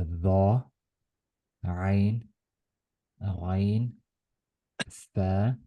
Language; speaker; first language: Arabic; non-native, learner; Estonian